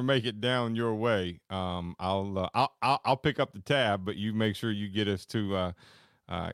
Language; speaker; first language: English; native; English